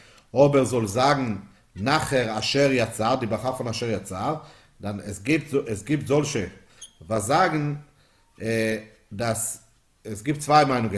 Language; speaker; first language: German; non-native, fluent; Yiddish